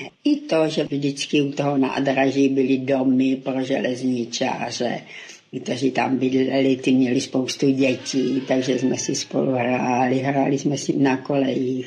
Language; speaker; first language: Czech; native; Czech